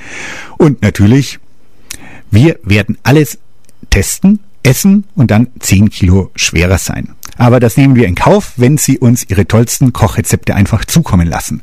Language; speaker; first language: German; native; German